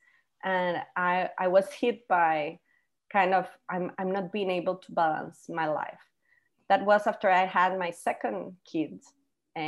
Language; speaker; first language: English; non-native, fluent; Spanish